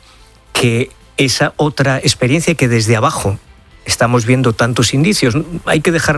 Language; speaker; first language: Spanish; native; Spanish